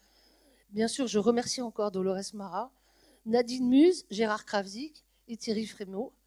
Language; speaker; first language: French; native; French